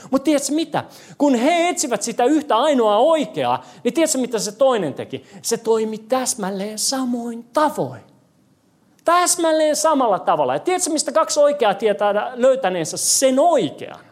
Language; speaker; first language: Finnish; non-native, fluent; English